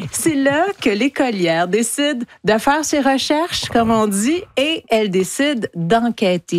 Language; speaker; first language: French; native; French